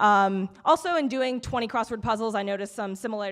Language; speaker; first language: English; native; English